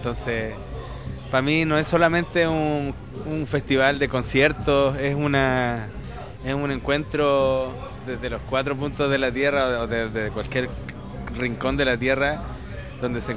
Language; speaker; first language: Spanish; native; Spanish